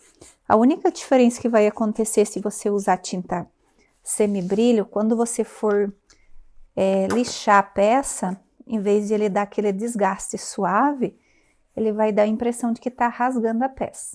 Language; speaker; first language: Portuguese; native; Portuguese